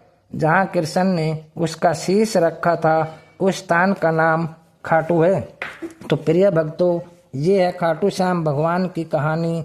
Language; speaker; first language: Hindi; native; Hindi